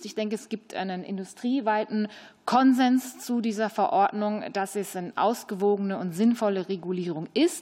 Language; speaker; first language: German; native; German